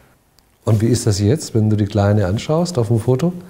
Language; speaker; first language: German; native; German